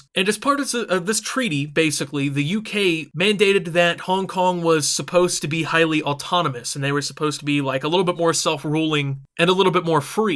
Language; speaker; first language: English; native; English